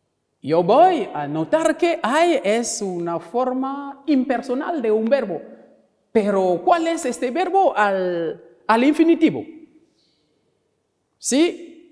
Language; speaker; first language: Spanish; non-native, local second language; French